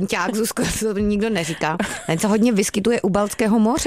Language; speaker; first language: Czech; native; Czech